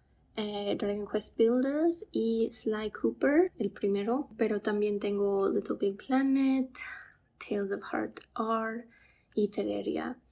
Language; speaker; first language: Spanish; non-native, fluent; English